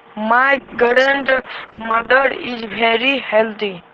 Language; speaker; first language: English; non-native, learner; Hindi